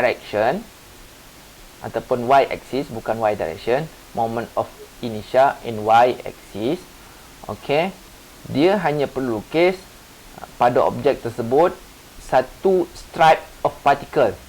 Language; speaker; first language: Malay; native; Malay